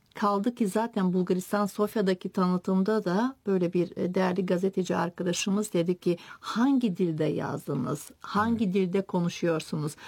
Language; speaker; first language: Turkish; native; Turkish